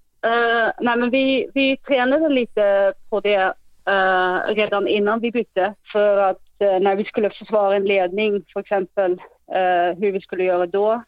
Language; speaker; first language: Swedish; non-native, fluent; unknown